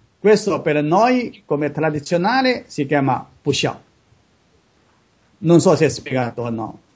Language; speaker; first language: Italian; non-native, learner; Chinese